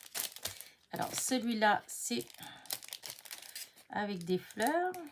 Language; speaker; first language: French; native; French